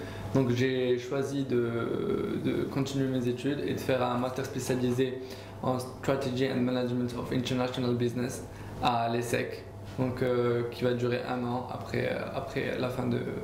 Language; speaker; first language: French; non-native, local second language; Arabic